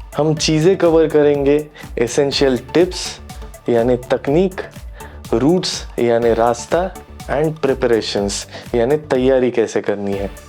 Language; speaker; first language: Hindi; non-native, local second language; Marathi